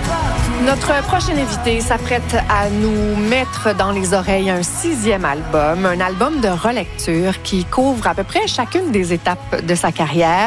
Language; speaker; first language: French; native; French